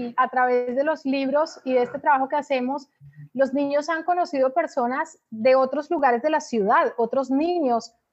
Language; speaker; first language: Spanish; native; Spanish